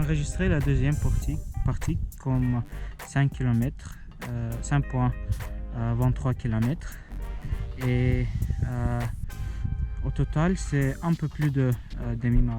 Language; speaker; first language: French; non-native, learner; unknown